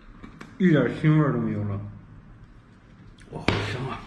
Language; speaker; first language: Chinese; native; Chinese